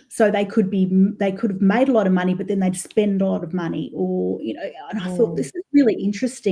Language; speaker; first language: English; native; English